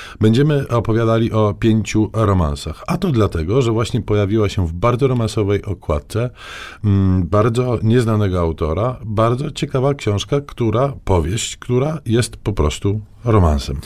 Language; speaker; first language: Polish; native; Polish